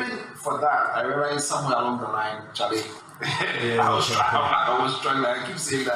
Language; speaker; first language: English; non-native, local second language; Akan